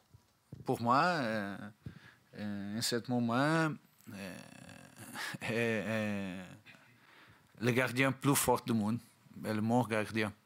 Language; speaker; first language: French; non-native, learner; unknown